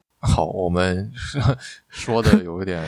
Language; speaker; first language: Chinese; native; Chinese